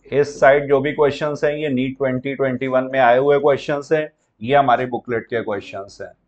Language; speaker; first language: Hindi; native; Hindi